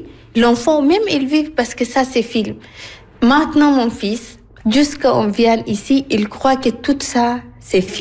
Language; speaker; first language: French; non-native, learner; Arabic